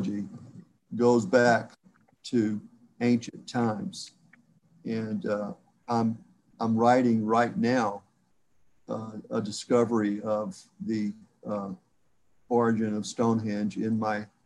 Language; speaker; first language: English; native; English